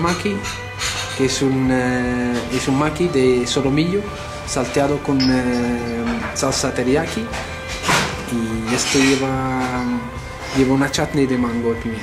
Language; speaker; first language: Spanish; non-native, fluent; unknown